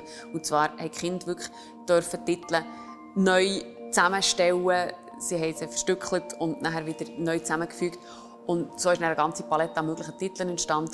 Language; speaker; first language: German; native; German